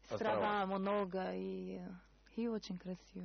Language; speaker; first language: Russian; non-native, learner; Portuguese